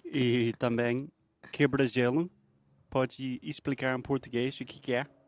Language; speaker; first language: Portuguese; non-native, fluent; English